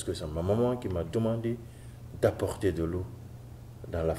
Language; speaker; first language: French; non-native, local second language; Mandingo